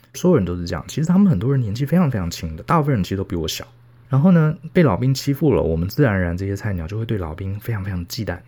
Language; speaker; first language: Chinese; native; Chinese